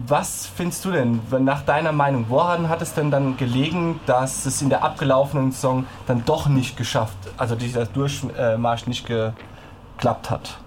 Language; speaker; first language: German; native; German